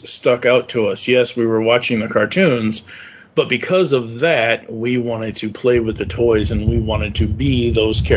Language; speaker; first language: English; native; English